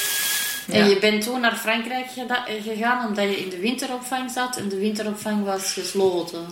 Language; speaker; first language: Dutch; native; Dutch